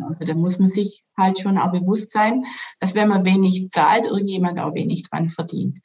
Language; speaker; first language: German; native; German